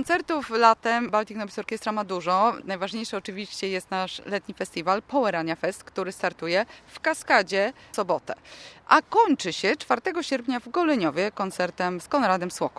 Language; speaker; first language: Polish; native; Polish